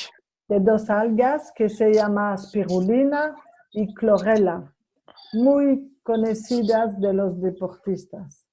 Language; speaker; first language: Spanish; non-native, fluent; French